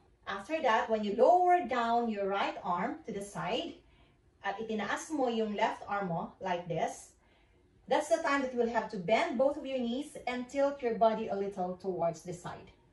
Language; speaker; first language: English; non-native, local second language; Filipino